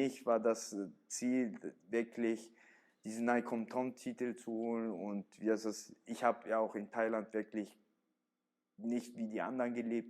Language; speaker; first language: German; early bilingual, other home language; Italian